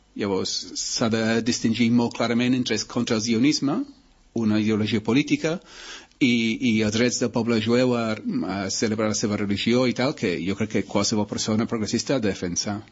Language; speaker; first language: Catalan; non-native, local second language; Spanish